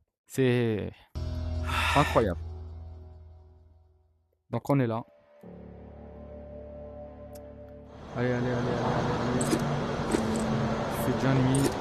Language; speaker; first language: French; native; French